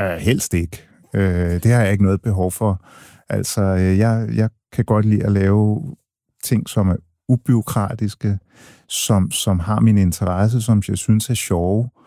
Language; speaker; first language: Danish; early bilingual, other home language; English